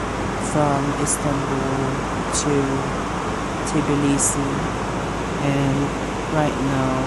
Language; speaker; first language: English; non-native, local second language; Filipino